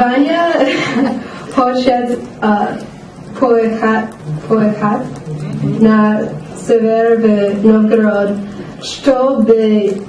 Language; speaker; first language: Russian; non-native, learner; English